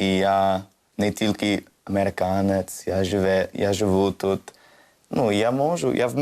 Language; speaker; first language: Ukrainian; non-native, learner; English